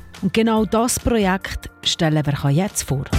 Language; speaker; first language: German; native; German